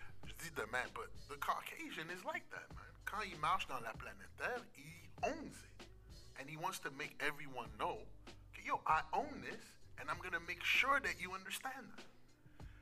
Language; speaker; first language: English; early bilingual, other home language; French